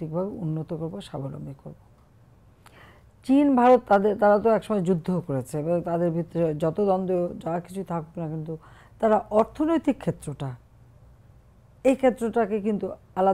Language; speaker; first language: Bangla; native; Bangla